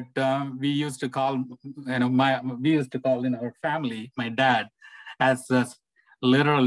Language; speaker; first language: English; non-native, local second language; Tamil